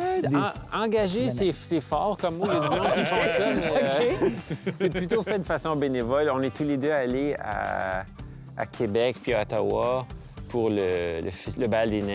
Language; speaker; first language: French; native; French